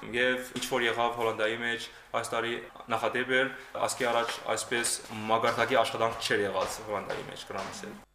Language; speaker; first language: Armenian; early bilingual, heritage; Armenian